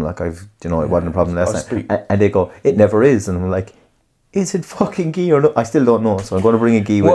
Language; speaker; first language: English; native; English